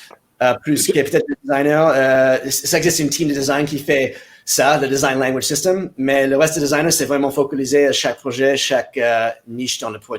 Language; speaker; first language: French; non-native, fluent; English